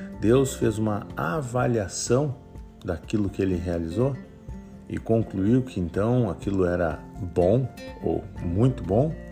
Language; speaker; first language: Portuguese; native; Portuguese